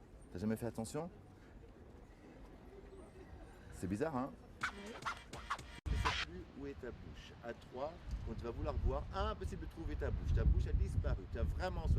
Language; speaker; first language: French; native; French